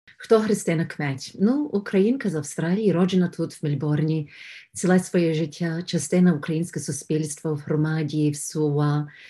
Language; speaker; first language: Ukrainian; early bilingual, heritage; Ukrainian